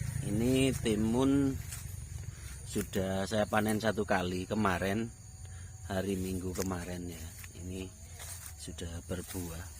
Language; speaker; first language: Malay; non-native, local second language; Javanese